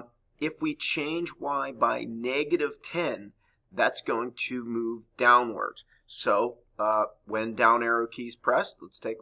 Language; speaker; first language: English; native; English